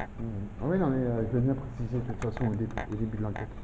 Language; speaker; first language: French; native; French